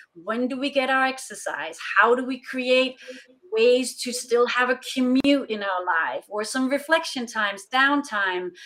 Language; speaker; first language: English; non-native, fluent; Danish